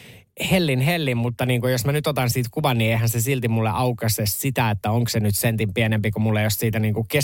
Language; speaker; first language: Finnish; native; Finnish